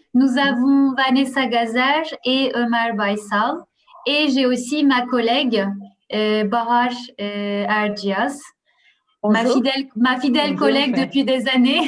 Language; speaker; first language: French; native; French